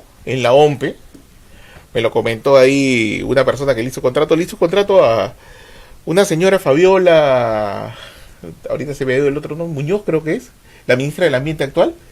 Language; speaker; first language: Spanish; native; Spanish